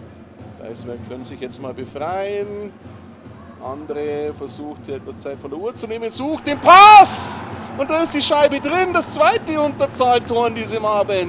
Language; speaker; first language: German; native; German